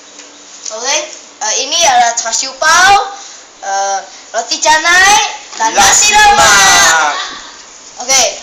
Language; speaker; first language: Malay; non-native, local second language; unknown